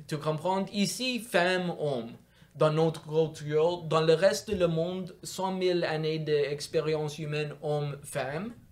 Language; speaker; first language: French; non-native, local second language; English